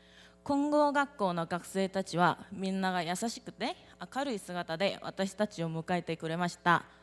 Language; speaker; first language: Japanese; non-native, learner; Korean